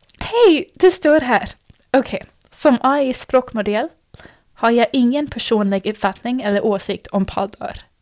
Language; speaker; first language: Swedish; non-native, fluent; English